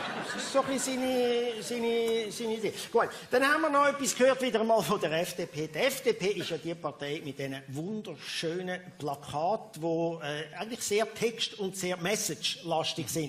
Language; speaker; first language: German; native; German